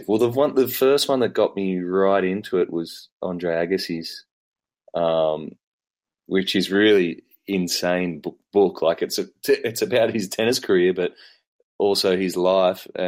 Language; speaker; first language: English; native; English